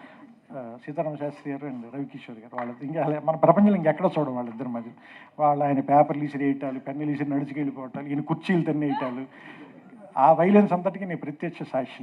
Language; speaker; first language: Telugu; native; Telugu